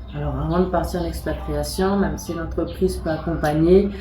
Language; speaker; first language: French; native; French